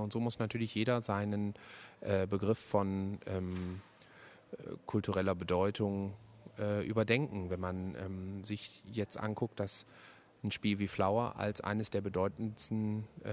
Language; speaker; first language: German; native; German